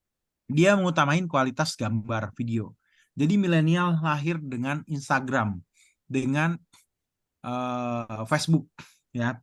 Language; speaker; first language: Indonesian; native; Indonesian